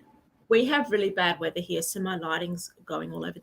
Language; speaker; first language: English; native; English